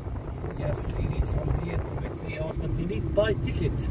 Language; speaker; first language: English; non-native, learner; Arabic